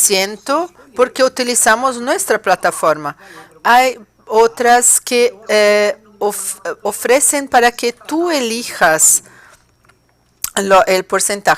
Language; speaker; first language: Spanish; non-native, fluent; Portuguese